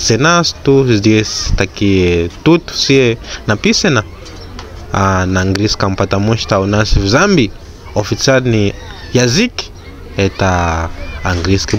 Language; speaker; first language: Russian; non-native, learner; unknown